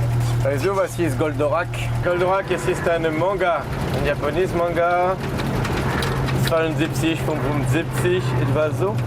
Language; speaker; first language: German; non-native, learner; French